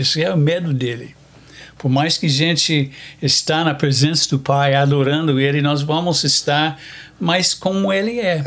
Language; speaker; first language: Portuguese; non-native, fluent; English